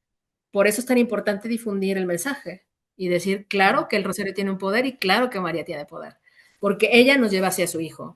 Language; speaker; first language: Spanish; native; Spanish